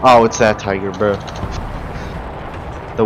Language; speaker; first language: English; native; English